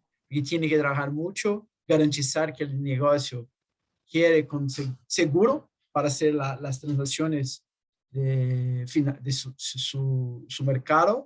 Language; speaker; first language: Spanish; non-native, fluent; Portuguese